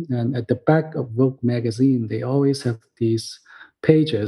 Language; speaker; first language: English; non-native, local second language; Cantonese